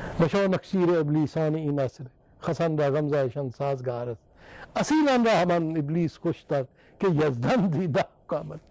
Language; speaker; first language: Urdu; non-native, local second language; Punjabi